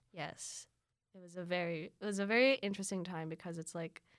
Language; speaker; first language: English; early bilingual, other home language; Filipino